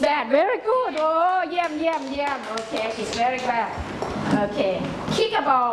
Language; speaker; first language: English; non-native, learner; Thai